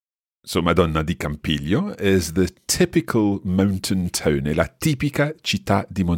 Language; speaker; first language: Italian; non-native, fluent; English